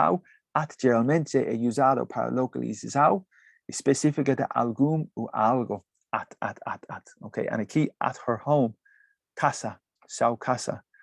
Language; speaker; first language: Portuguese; non-native, learner; English